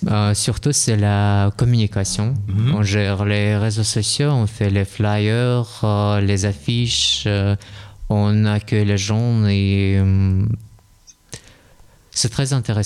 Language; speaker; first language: French; non-native, fluent; Russian